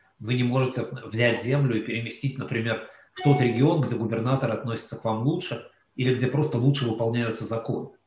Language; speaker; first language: Russian; native; Russian